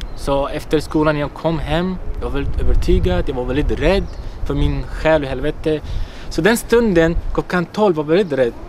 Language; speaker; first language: Swedish; non-native, fluent; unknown